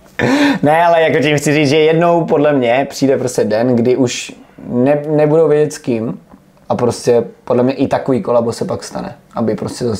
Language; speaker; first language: Czech; native; Czech